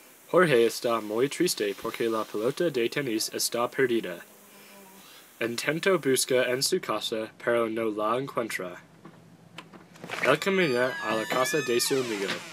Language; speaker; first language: Spanish; non-native, learner; English